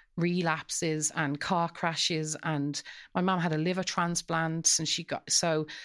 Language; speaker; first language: English; native; English